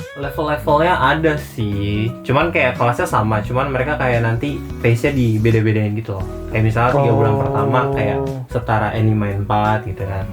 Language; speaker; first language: Indonesian; native; Indonesian